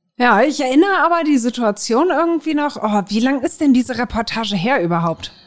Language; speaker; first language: German; native; German